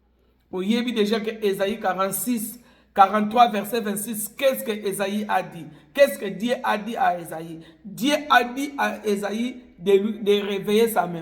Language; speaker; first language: French; non-native, local second language; Lingala